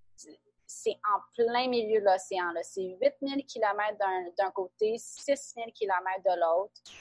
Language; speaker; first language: French; native; French